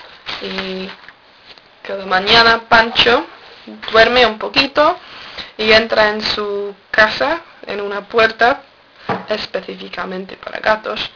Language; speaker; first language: Spanish; non-native, learner; English